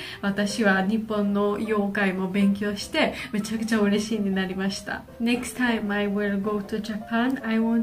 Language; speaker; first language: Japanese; non-native, learner; Georgian